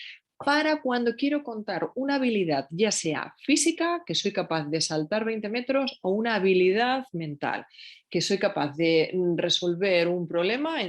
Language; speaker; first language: Spanish; native; Spanish